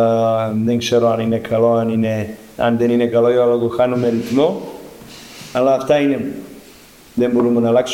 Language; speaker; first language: Greek; non-native, learner; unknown